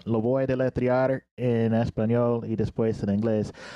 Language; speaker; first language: Spanish; non-native, fluent; English